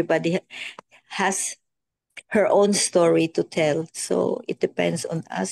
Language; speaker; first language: English; non-native, local second language; Filipino